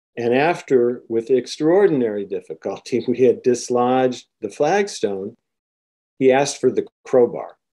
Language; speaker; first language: English; native; English